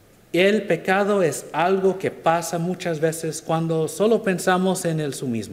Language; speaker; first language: Spanish; non-native, fluent; English